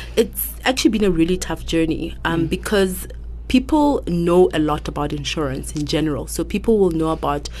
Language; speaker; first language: English; non-native, local second language; Southern Sotho